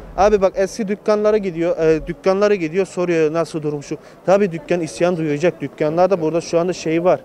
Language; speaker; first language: Turkish; early bilingual, heritage; Turkish